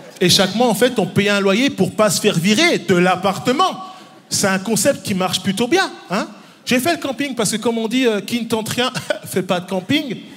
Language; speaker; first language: French; early bilingual, other home language; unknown